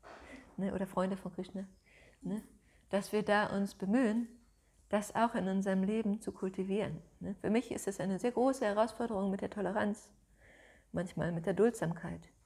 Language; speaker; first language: German; native; German